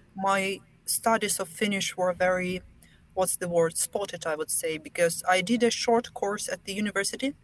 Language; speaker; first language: English; non-native, fluent; Russian